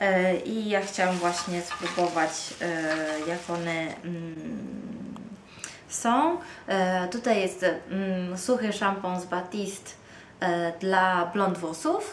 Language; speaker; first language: Polish; non-native, fluent; Italian